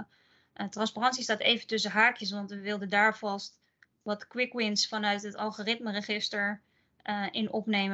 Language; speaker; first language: Dutch; native; Dutch